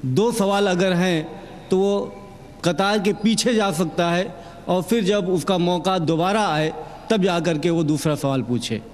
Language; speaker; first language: Urdu; native; Urdu